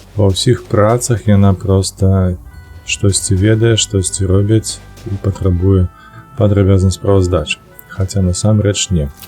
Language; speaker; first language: Belarusian; native; Belarusian